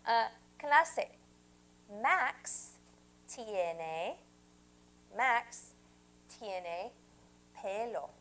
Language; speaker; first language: Spanish; non-native, fluent; English